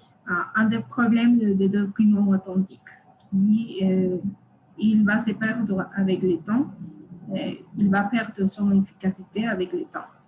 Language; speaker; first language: French; non-native, fluent; Spanish